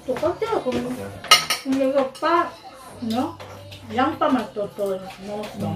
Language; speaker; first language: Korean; non-native, fluent; Filipino